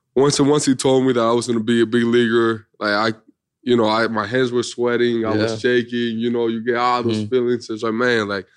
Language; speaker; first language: English; early bilingual, other home language; Spanish